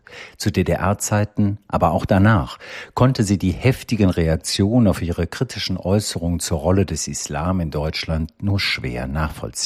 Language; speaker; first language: German; native; German